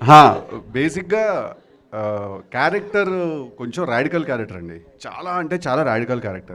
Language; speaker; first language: Telugu; native; Telugu